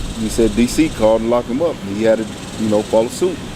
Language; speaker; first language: English; native; English